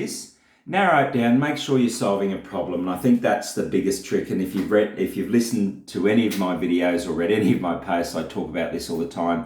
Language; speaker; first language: English; native; English